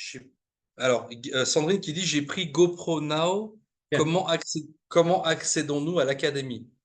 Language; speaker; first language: French; native; French